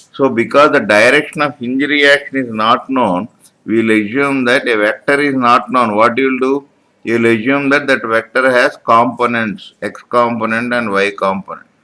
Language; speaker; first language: English; non-native, local second language; Urdu